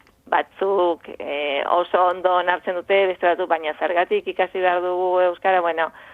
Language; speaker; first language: Basque; non-native, fluent; Spanish